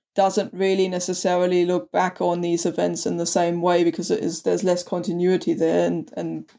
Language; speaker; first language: English; non-native, fluent; German